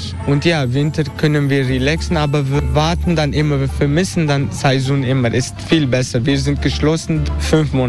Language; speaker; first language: German; non-native, fluent; Turkish